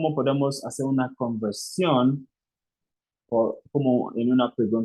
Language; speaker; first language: Spanish; non-native, fluent; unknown